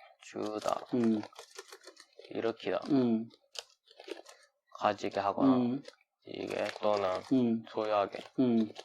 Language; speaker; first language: Korean; non-native, learner; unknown